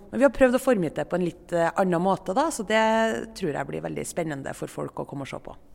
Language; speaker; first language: Norwegian; native; Norwegian